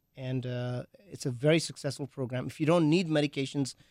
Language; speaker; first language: English; native; English